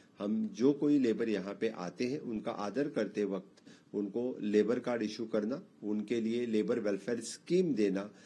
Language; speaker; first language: Hindi; non-native, local second language; Konkani